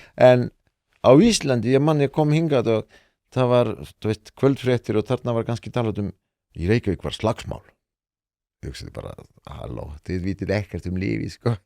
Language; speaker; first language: Icelandic; non-native, fluent; Estonian